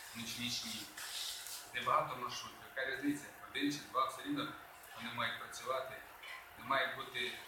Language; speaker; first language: Ukrainian; native; Ukrainian